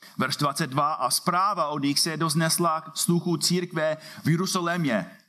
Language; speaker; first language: Czech; non-native, fluent; English